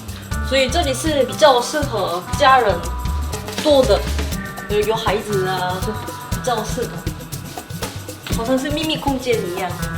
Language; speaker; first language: Chinese; non-native, fluent; Korean